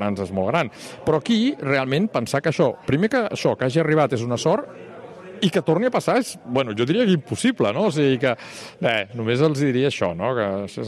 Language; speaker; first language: Catalan; native; Catalan